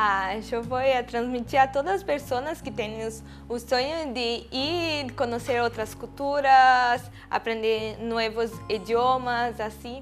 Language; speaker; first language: Spanish; non-native, learner; Portuguese